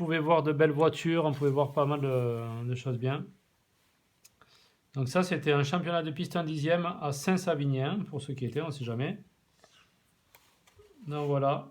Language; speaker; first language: French; native; French